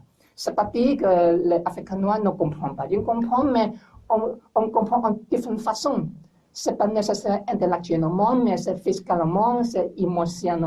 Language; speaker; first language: French; non-native, learner; English